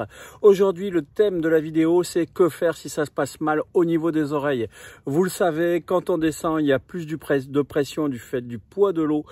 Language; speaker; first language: French; native; French